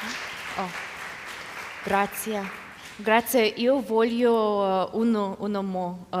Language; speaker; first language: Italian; non-native, learner; Belarusian